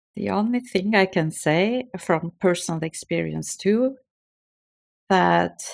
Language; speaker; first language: English; non-native, fluent; Turkish